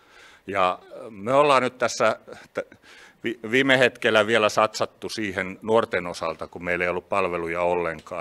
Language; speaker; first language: Finnish; native; Finnish